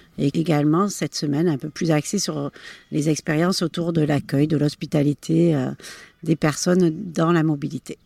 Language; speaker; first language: French; native; French